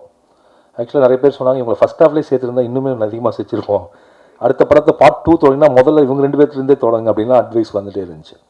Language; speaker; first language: Tamil; native; Tamil